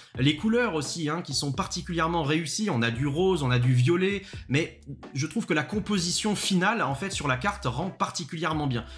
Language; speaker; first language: French; native; French